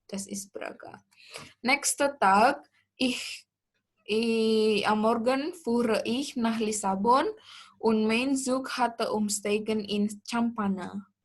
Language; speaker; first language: German; non-native, learner; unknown